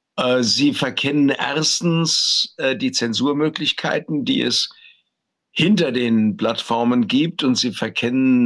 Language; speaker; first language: German; native; German